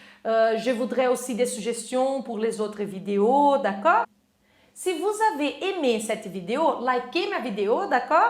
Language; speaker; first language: French; non-native, fluent; Portuguese